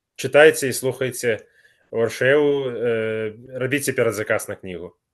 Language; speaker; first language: Belarusian; native; Belarusian